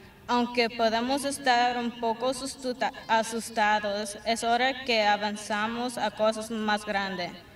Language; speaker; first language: Spanish; early bilingual, heritage; Spanish